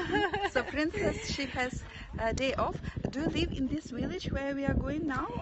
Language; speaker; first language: English; non-native, learner; Russian